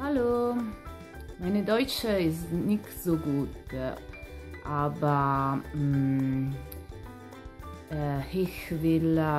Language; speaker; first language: German; non-native, learner; Italian